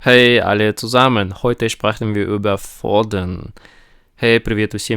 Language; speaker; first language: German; non-native, fluent; Ukrainian